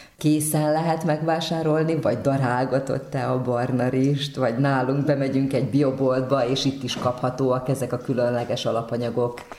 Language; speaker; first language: Hungarian; native; Hungarian